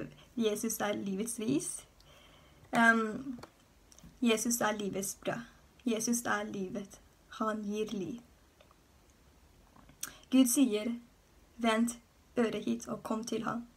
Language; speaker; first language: Norwegian; non-native, fluent; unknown